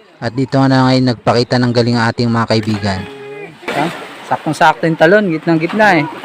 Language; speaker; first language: Filipino; native; Filipino